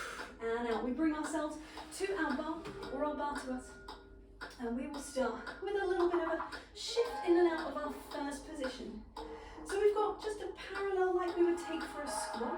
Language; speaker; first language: English; native; English